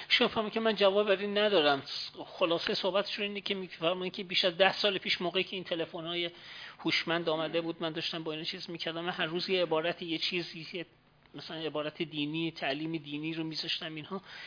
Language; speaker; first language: Persian; native; Persian